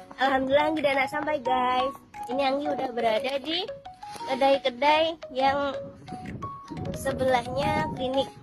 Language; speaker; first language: Indonesian; native; Indonesian